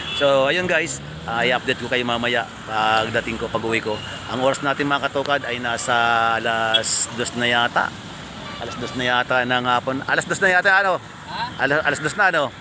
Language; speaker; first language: Filipino; native; Filipino